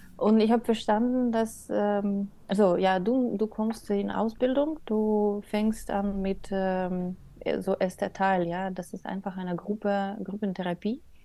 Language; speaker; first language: German; non-native, learner; Russian